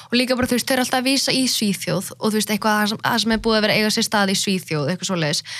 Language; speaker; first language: Icelandic; early bilingual, other home language; Central Kurdish